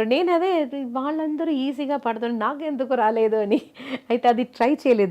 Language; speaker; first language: Telugu; non-native, local second language; Malayalam